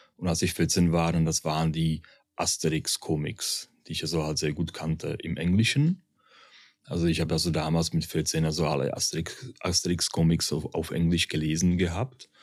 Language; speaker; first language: German; early bilingual, heritage; Czech